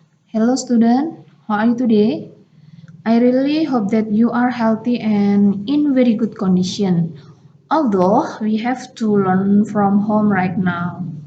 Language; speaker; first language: English; non-native, learner; Indonesian